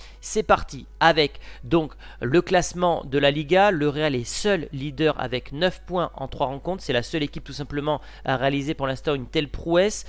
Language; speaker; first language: French; native; French